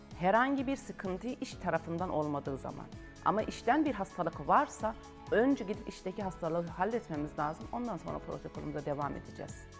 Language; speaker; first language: Turkish; non-native, fluent; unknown